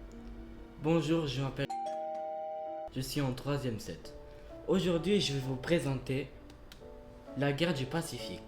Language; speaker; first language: French; early bilingual, other home language; Japanese